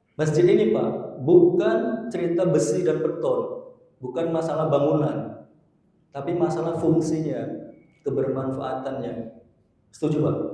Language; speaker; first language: Indonesian; native; Indonesian